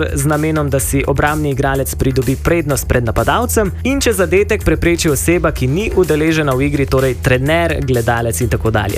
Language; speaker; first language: Slovenian; native; Slovenian